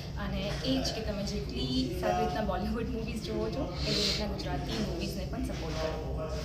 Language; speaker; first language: Gujarati; native; Gujarati